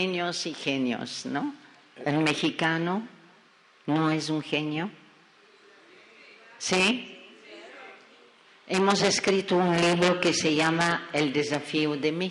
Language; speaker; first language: Spanish; non-native, fluent; French